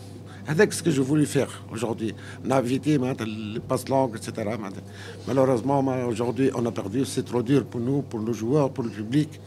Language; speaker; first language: French; non-native, local second language; Arabic